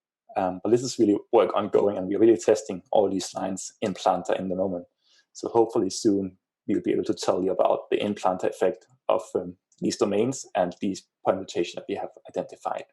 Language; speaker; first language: English; non-native, fluent; Danish